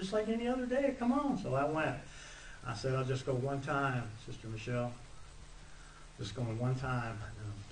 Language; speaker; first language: English; native; English